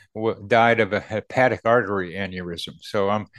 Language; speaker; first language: English; native; English